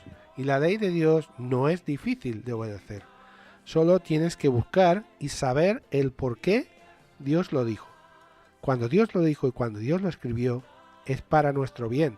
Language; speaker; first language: Spanish; native; Spanish